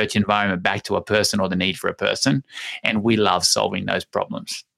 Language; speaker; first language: English; native; English